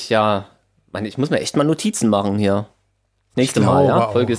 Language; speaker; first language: German; native; German